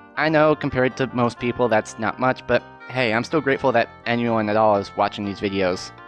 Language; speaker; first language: English; native; English